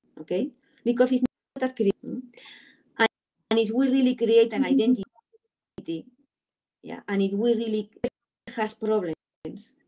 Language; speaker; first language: English; non-native, learner; Spanish